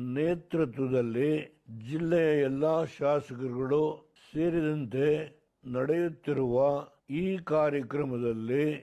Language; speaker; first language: Kannada; native; Kannada